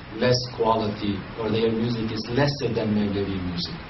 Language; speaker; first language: English; non-native, fluent; Turkish